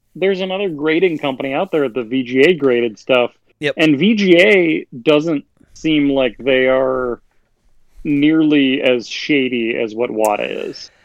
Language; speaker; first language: English; native; English